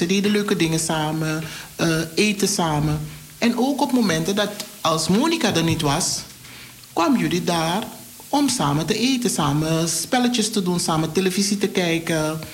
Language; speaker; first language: Dutch; native; Dutch